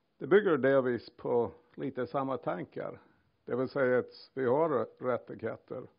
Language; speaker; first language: Swedish; non-native, fluent; English